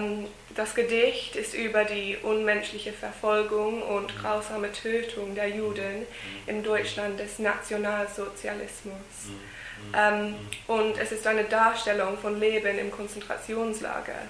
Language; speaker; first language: German; non-native, fluent; English